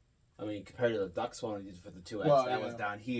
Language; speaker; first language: English; native; English